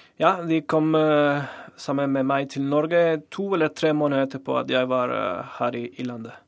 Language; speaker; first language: Norwegian; non-native, learner; Spanish